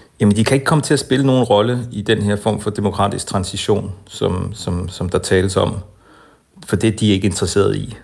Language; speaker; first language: Danish; native; Danish